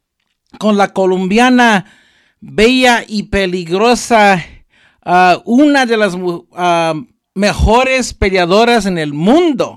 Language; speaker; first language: Spanish; early bilingual, heritage; Spanish